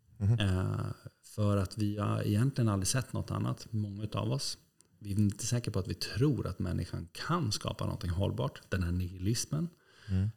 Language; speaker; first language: Swedish; native; Swedish